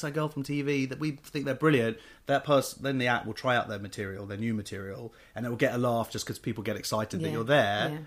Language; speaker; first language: English; native; English